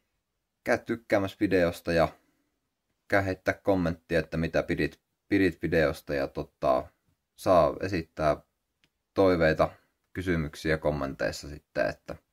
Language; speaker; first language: Finnish; native; Finnish